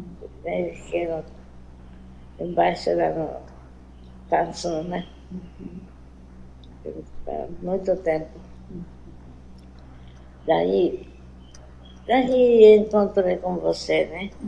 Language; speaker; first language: Portuguese; non-native, learner; Japanese